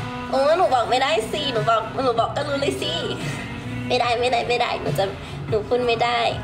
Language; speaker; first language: Thai; early bilingual, other home language; English